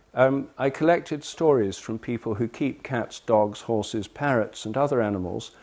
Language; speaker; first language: English; native; English